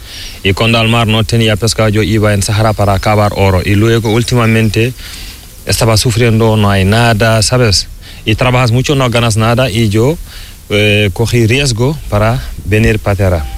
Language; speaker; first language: Spanish; non-native, learner; Fula